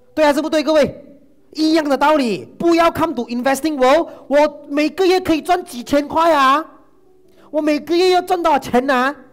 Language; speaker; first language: Chinese; non-native, local second language; Tamil